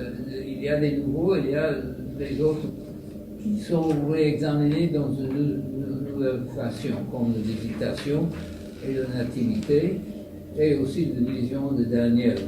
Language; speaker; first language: French; non-native, fluent; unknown